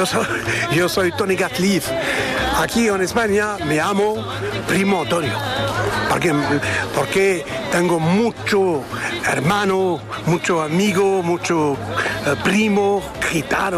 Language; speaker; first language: Spanish; non-native, learner; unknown